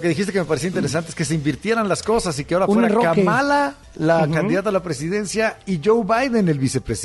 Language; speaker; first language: Spanish; native; Spanish